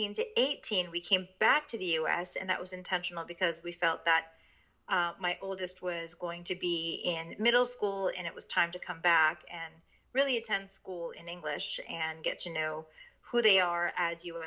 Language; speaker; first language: English; early bilingual, other home language; Japanese